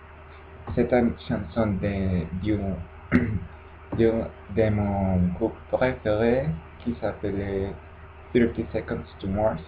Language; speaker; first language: French; non-native, learner; Spanish